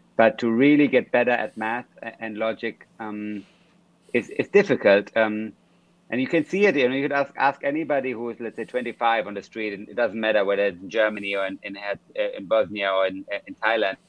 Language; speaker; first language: English; non-native, fluent; German